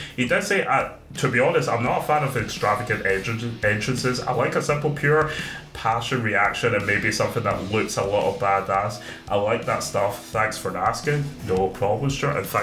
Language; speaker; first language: English; native; English